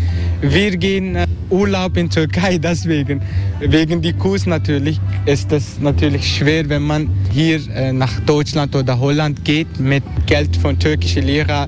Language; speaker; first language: German; non-native, fluent; Turkish